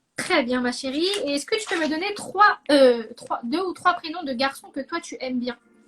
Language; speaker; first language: French; native; French